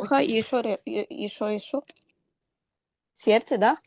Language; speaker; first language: Russian; non-native, learner; Portuguese